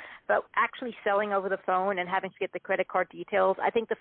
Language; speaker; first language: English; native; English